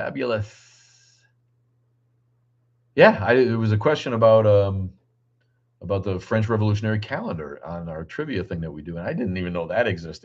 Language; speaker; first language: English; native; English